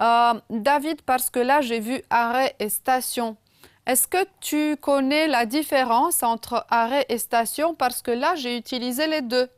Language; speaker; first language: French; non-native, fluent; Romanian